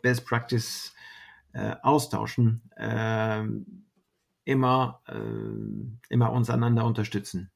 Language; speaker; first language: German; non-native, fluent; French